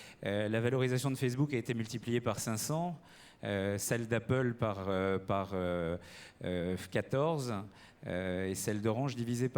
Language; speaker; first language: French; native; French